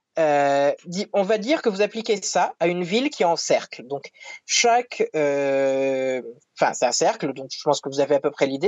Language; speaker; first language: French; native; French